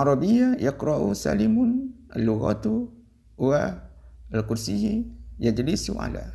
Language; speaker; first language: Arabic; non-native, learner; Indonesian